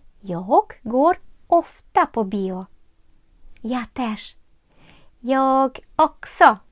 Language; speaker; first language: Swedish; non-native, fluent; Ukrainian